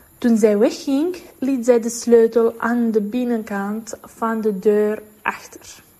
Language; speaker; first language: Dutch; non-native, learner; Ukrainian